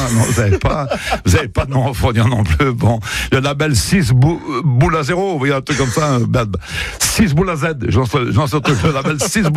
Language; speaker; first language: French; native; French